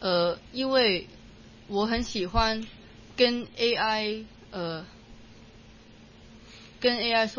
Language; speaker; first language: Chinese; non-native, local second language; Cantonese